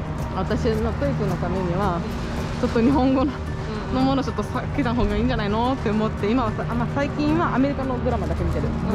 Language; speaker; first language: Japanese; non-native, fluent; Portuguese